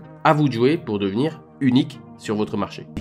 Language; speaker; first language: French; native; French